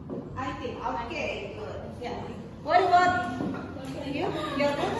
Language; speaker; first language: English; non-native, fluent; Indonesian